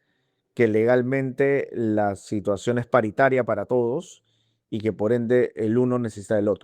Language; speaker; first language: Spanish; native; Spanish